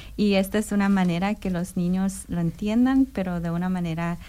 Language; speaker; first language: Spanish; early bilingual, heritage; Spanish